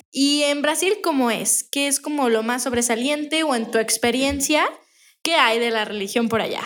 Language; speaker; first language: Spanish; native; Spanish